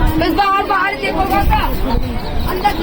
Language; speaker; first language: Hindi; non-native, learner; Bangla